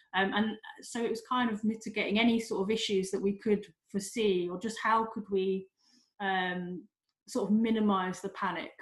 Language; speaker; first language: English; native; English